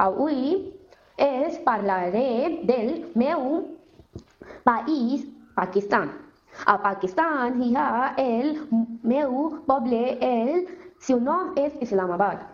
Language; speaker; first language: Catalan; non-native, learner; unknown